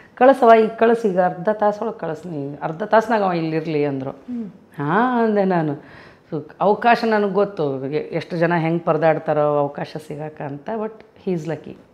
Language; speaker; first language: Kannada; native; Kannada